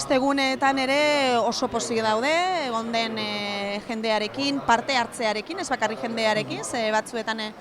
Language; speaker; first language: Basque; native; Basque